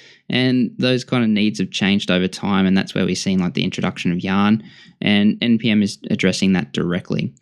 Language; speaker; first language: English; native; English